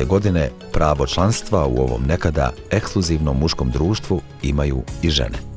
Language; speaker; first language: Croatian; native; Croatian